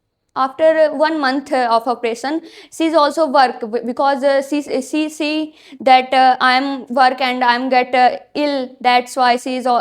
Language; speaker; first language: English; non-native, learner; Hindi